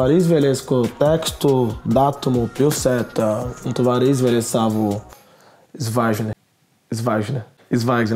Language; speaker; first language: Latvian; non-native, learner; Portuguese